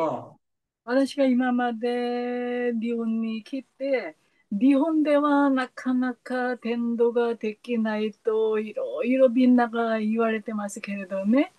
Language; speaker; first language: Japanese; non-native, fluent; Korean